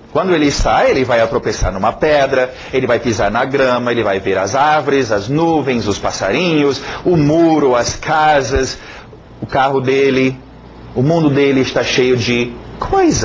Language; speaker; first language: Portuguese; non-native, fluent; English